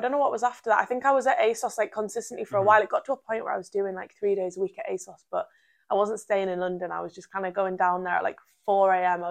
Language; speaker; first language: English; native; English